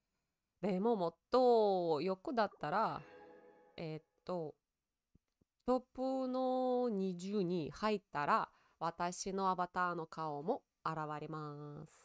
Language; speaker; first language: Japanese; non-native, learner; Russian